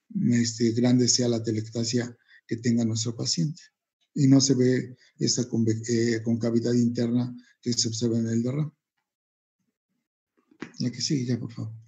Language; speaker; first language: Spanish; native; Spanish